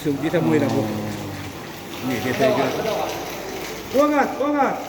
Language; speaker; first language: Russian; non-native, learner; Azerbaijani